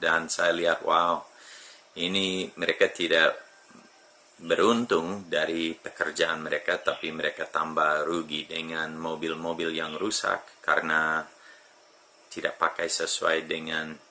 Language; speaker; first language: Indonesian; non-native, fluent; English